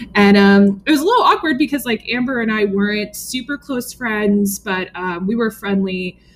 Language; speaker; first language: English; native; English